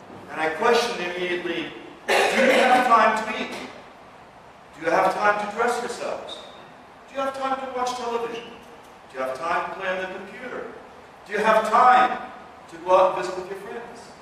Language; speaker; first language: English; early bilingual, other home language; Russian